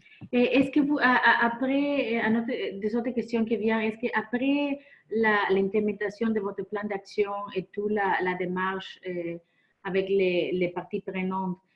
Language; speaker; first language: French; non-native, fluent; Spanish